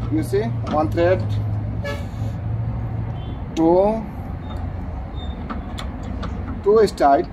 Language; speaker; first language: English; non-native, learner; Bangla